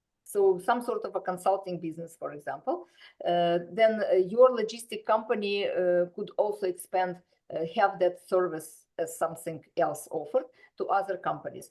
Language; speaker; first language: English; non-native, fluent; Russian